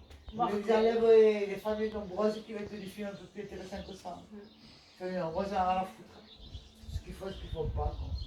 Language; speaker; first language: French; native; French